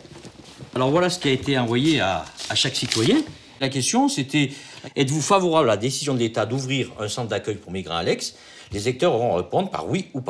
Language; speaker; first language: French; native; French